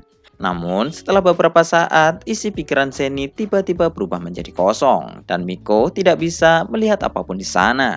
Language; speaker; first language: Indonesian; native; Indonesian